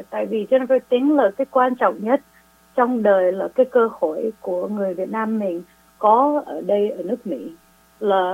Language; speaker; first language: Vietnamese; early bilingual, heritage; English